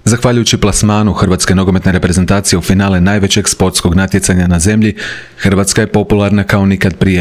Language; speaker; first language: Croatian; native; Croatian